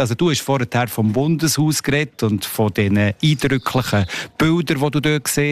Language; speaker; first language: German; native; German